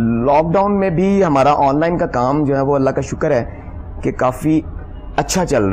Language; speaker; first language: Urdu; native; Urdu